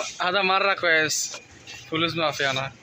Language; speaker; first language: Arabic; non-native, learner; Bangla